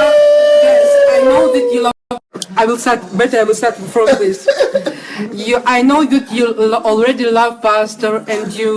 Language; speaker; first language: English; non-native, learner; Russian